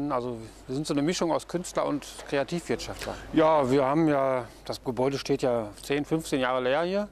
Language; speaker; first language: German; native; German